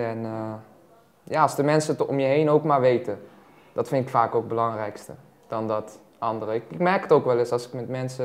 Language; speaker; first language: Dutch; native; Dutch